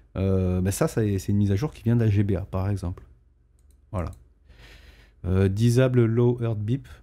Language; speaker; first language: French; native; French